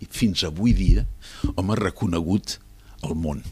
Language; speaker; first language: Catalan; native; Catalan